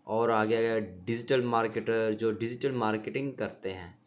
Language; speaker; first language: Hindi; native; Hindi